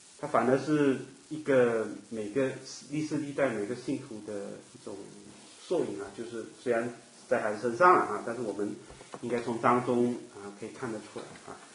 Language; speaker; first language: Chinese; native; Chinese